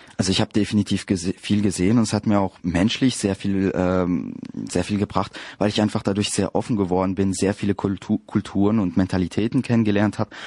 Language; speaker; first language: German; early bilingual, other home language; French